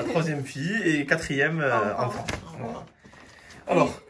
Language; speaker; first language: French; native; French